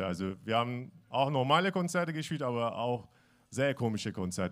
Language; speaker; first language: German; non-native, fluent; Turkish